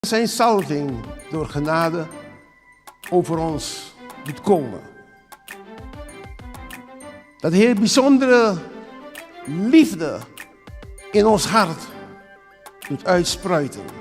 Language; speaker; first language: Dutch; non-native, local second language; Papiamento